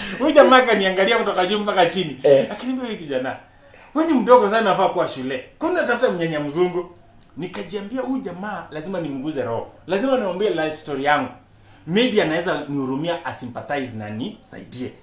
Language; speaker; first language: Swahili; non-native, local second language; Gusii